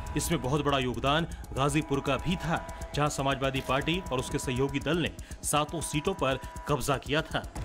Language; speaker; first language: Hindi; native; Hindi